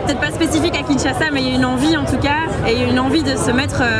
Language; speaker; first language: French; native; French